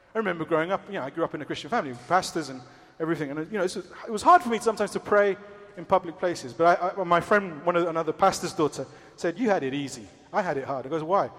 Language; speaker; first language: English; early bilingual, other home language; Spanish